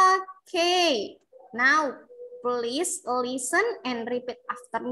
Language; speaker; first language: English; non-native, fluent; Indonesian